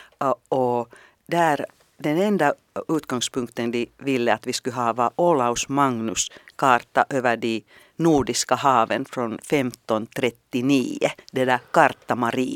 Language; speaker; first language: Swedish; non-native, fluent; Finnish